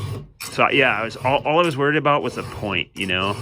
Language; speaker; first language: English; native; English